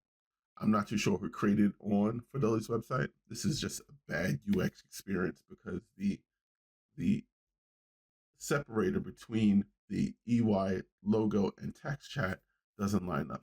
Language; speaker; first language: English; native; English